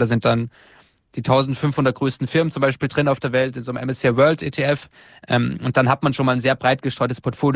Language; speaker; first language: German; native; German